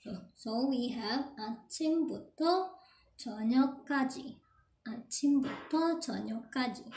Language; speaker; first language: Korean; non-native, fluent; Filipino